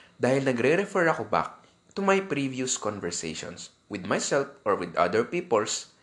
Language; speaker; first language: English; non-native, local second language; Filipino